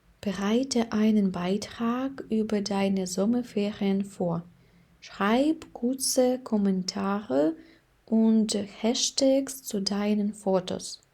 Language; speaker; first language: German; non-native, fluent; Ukrainian